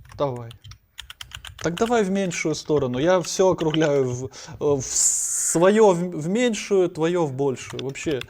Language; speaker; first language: Russian; non-native, local second language; Ukrainian